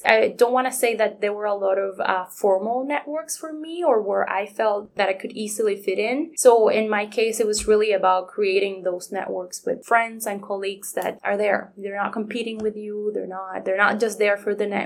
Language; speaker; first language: English; non-native, fluent; Spanish